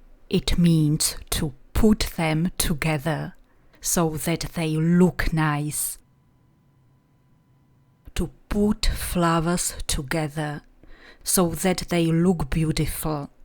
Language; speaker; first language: English; non-native, fluent; Czech